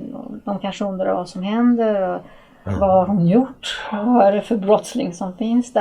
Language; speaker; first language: Swedish; non-native, fluent; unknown